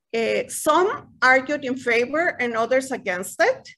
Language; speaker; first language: English; non-native, fluent; Spanish